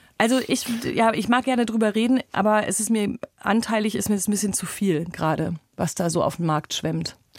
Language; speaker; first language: German; native; German